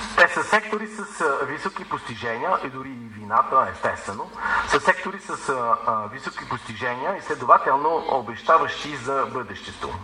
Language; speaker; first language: Bulgarian; non-native, fluent; French